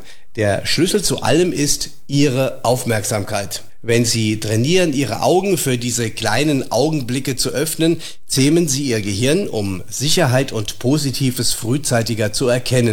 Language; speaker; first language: German; native; German